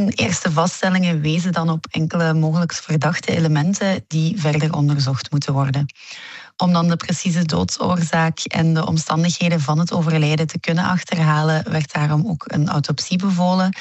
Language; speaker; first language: Dutch; native; Dutch